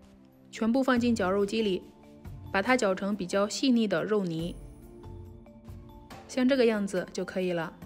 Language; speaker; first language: Chinese; native; Chinese